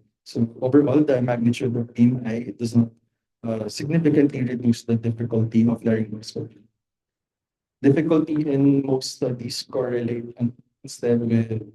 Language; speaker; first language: English; non-native, local second language; Filipino